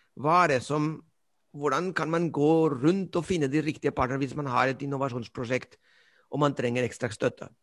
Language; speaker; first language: Norwegian; non-native, fluent; Spanish